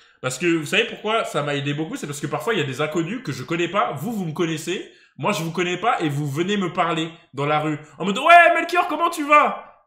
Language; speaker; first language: French; native; French